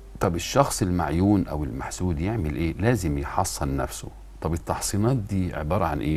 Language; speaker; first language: Arabic; native; Arabic